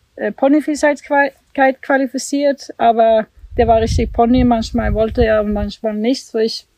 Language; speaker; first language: German; non-native, fluent; Swedish